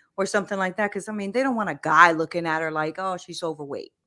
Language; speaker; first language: English; native; English